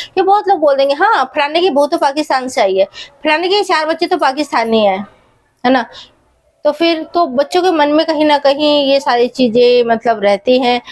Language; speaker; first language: Hindi; native; Hindi